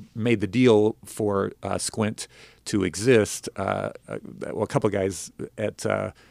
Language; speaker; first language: English; native; English